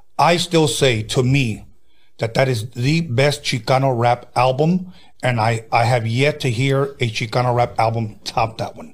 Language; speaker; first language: English; early bilingual, other home language; Spanish